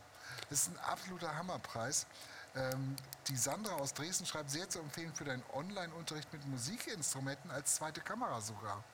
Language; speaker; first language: German; native; German